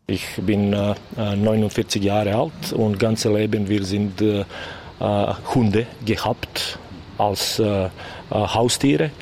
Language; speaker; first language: German; non-native, learner; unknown